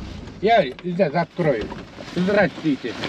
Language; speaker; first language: Russian; non-native, local second language; Kyrgyz